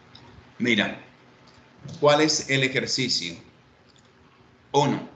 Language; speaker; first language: Spanish; native; Spanish